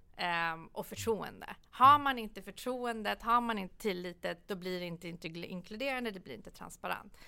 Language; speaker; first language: Swedish; early bilingual, other home language; Persian